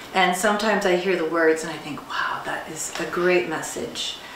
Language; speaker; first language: English; native; English